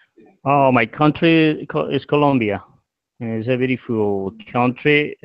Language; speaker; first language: English; non-native, learner; Spanish